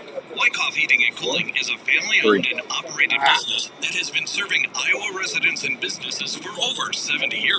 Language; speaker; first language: English; native; English